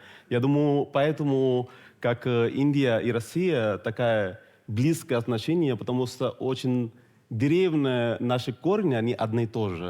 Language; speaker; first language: Russian; non-native, fluent; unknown